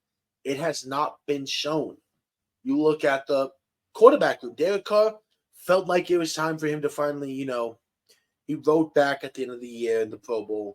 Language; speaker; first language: English; native; English